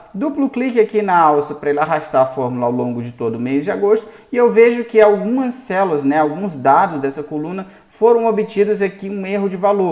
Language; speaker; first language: Portuguese; native; Portuguese